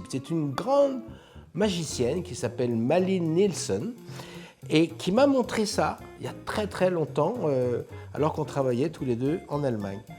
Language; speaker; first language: French; native; French